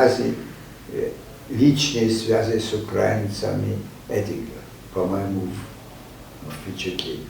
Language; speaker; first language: Russian; non-native, fluent; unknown